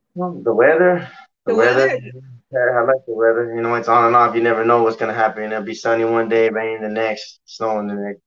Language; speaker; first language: English; native; English